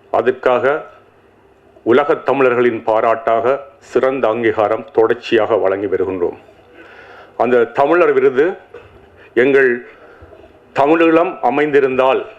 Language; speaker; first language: Tamil; native; Tamil